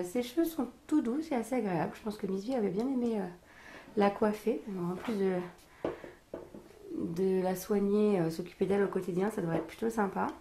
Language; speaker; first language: French; native; French